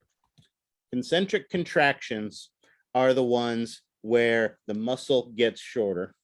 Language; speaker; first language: English; native; English